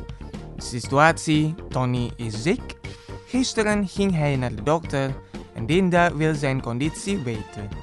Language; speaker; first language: Dutch; non-native, learner; Indonesian